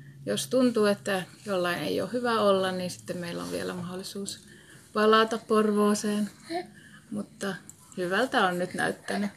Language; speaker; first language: Finnish; native; Finnish